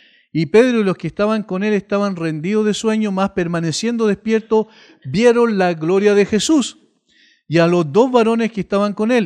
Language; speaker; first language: Spanish; native; Spanish